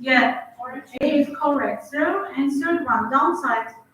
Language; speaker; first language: English; non-native, fluent; Uzbek